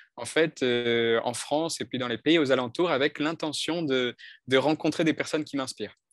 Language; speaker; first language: French; native; French